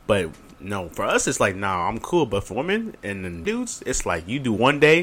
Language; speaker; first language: English; native; English